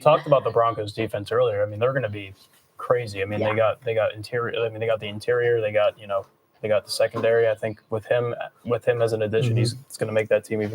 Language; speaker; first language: English; native; English